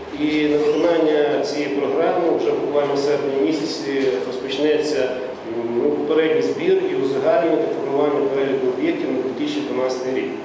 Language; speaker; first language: Ukrainian; native; Ukrainian